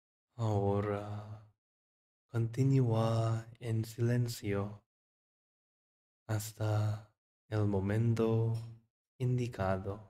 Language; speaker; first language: Spanish; non-native, fluent; English